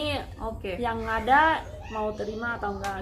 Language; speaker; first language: Indonesian; non-native, fluent; Spanish